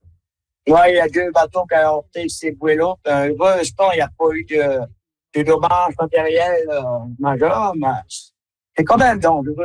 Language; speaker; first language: French; native; French